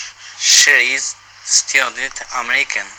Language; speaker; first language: English; non-native, learner; Uyghur